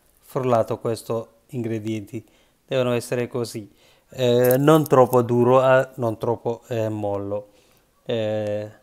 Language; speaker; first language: Italian; non-native, learner; Sinhala